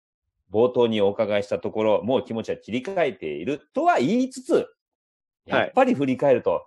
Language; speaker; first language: Japanese; native; Japanese